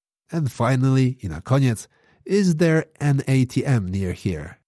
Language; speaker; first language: English; non-native, fluent; Polish